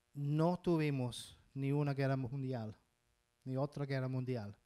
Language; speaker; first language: Spanish; non-native, fluent; English